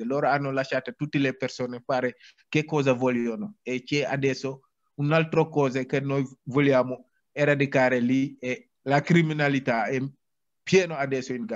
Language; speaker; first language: Italian; non-native, learner; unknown